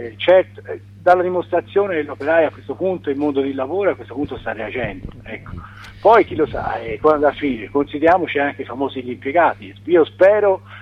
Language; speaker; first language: Italian; native; Italian